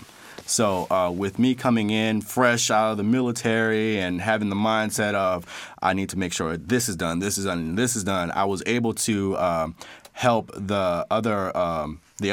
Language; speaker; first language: English; native; English